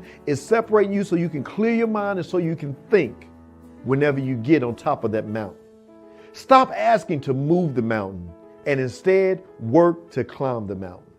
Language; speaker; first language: English; native; English